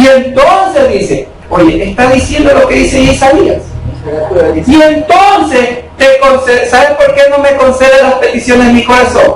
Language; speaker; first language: Spanish; native; Spanish